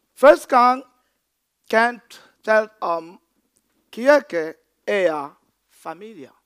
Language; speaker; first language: Danish; non-native, fluent; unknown